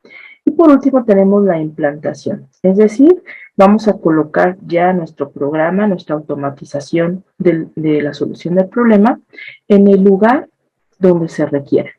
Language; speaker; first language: Spanish; native; Spanish